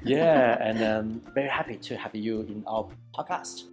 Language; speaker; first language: English; non-native, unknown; Chinese